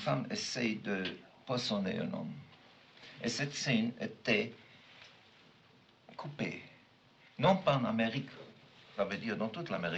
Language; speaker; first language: French; non-native, fluent; German